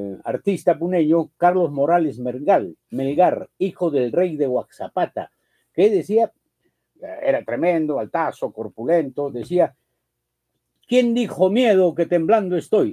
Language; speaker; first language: Spanish; native; Spanish